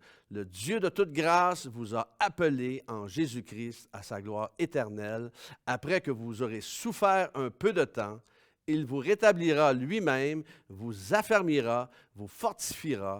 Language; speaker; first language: French; native; French